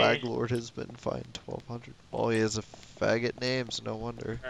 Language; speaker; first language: English; native; English